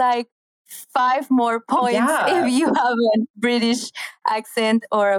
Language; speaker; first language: English; non-native, fluent; Spanish